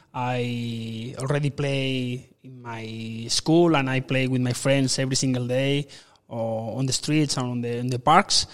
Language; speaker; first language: English; non-native, fluent; Spanish